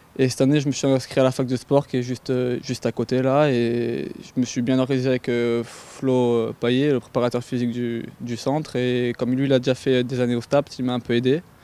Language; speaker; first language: French; native; French